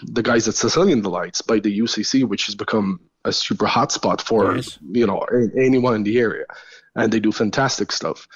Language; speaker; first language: English; non-native, fluent; Italian